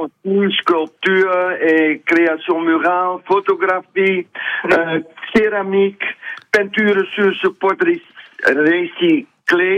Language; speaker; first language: French; non-native, learner; Dutch